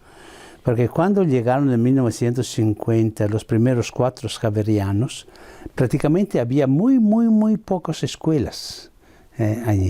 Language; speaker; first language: Spanish; non-native, fluent; Italian